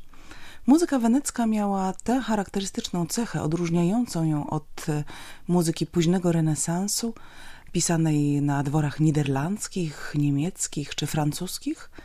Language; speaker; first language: Polish; native; Polish